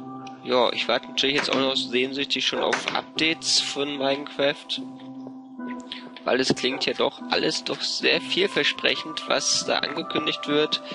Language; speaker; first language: German; native; German